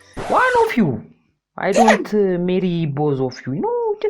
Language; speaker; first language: English; non-native, learner; Amharic